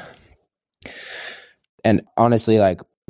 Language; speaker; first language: English; native; English